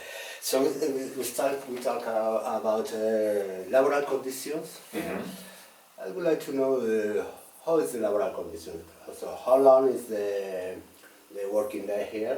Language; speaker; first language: English; non-native, learner; Spanish